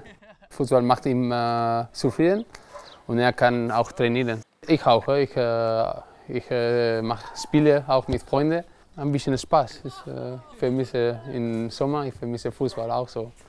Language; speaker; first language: German; non-native, learner; Spanish